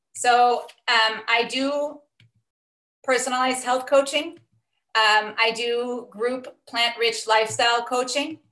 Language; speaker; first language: English; native; English